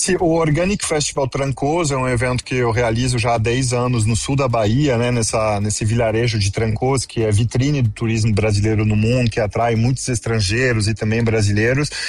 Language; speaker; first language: Portuguese; non-native, fluent; French